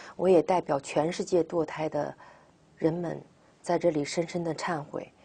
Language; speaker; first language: Chinese; native; Chinese